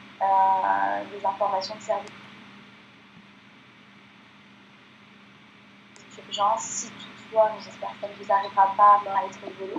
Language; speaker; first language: French; native; French